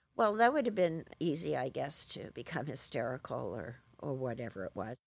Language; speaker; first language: English; native; English